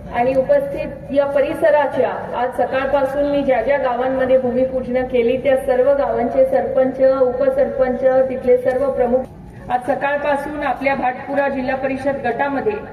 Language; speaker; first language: Marathi; native; Marathi